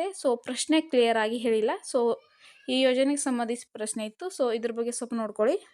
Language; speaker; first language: Kannada; native; Kannada